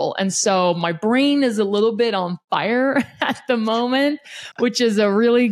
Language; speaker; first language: English; non-native, local second language; Afrikaans